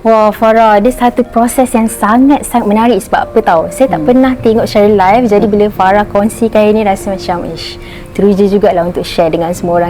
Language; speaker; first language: Malay; native; Malay